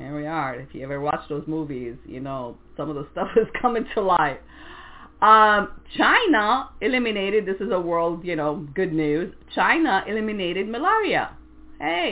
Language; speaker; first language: English; non-native, fluent; French